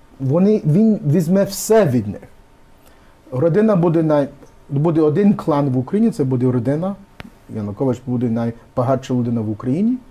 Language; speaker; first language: Ukrainian; early bilingual, heritage; Ukrainian